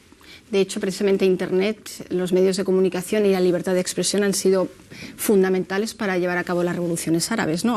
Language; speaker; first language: Spanish; native; Spanish